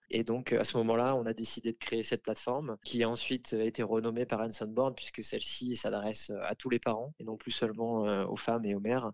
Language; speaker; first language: French; native; French